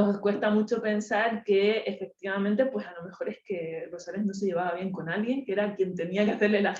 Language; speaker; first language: Spanish; native; Spanish